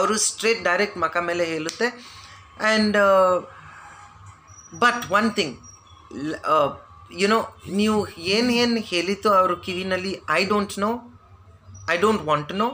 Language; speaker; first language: Kannada; non-native, learner; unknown